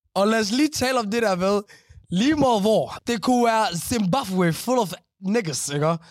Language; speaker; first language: Danish; early bilingual, other home language; Somali